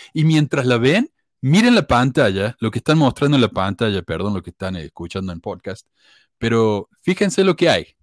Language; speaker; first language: Spanish; native; Spanish